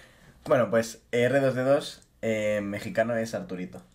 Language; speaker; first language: Spanish; native; Spanish